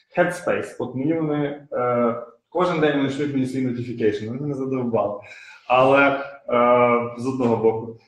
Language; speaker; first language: Ukrainian; native; Ukrainian